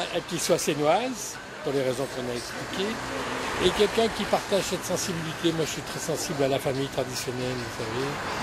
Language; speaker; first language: French; native; French